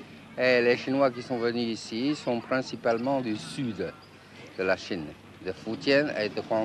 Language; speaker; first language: French; non-native, fluent; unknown